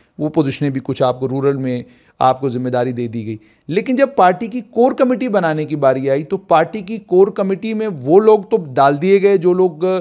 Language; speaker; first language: Hindi; non-native, local second language; Dogri